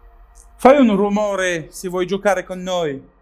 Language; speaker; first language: Italian; non-native, learner; French